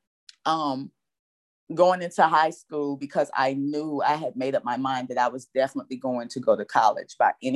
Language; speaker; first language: English; native; English